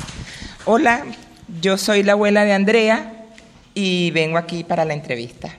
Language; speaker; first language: Spanish; non-native, learner; Italian